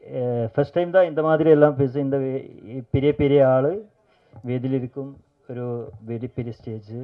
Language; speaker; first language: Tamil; non-native, learner; Malayalam